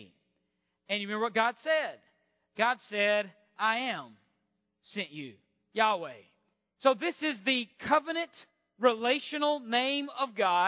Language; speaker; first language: English; native; English